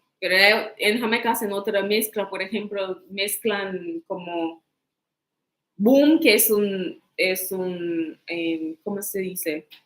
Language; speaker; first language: Spanish; non-native, fluent; English